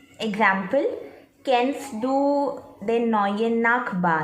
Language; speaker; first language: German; non-native, fluent; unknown